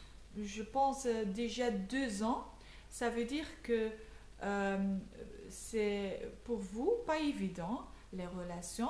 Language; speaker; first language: French; non-native, local second language; Dutch